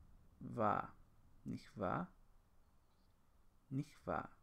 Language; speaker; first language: German; non-native, learner; English